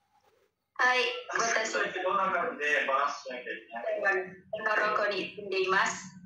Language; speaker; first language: Japanese; non-native, learner; Indonesian